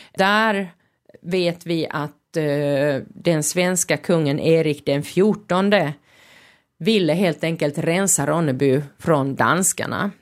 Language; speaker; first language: Swedish; non-native, local second language; Finnish